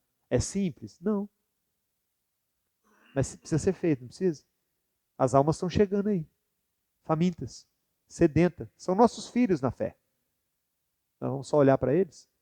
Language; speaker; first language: Portuguese; native; Portuguese